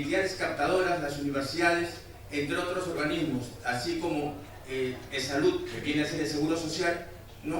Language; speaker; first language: Spanish; native; Spanish